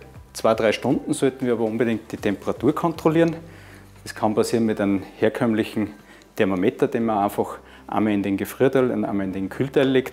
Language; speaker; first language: German; native; German